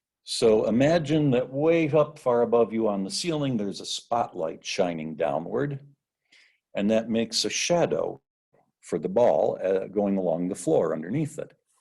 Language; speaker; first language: English; native; English